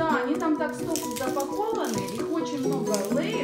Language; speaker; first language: Russian; native; Russian